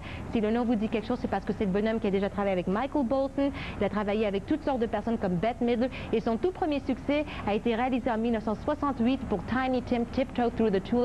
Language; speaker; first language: French; native; French